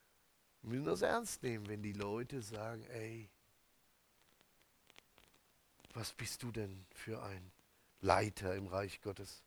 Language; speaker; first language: German; native; German